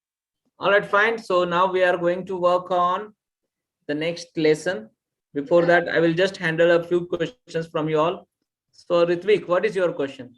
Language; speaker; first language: English; non-native, local second language; Marathi